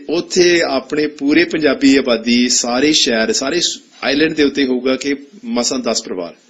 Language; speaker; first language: Punjabi; early bilingual, heritage; English